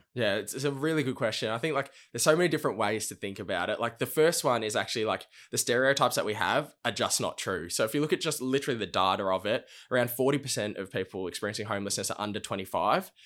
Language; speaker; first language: English; native; English